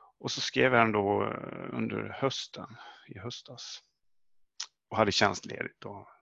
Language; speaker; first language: Swedish; native; Swedish